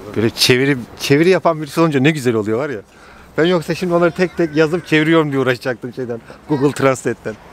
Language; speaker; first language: Turkish; native; Turkish